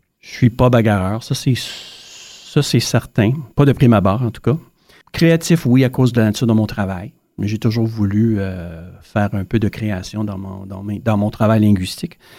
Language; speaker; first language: French; native; French